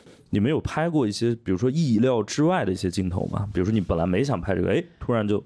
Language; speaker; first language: Chinese; native; Chinese